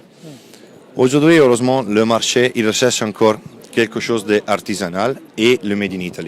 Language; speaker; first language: French; non-native, fluent; Italian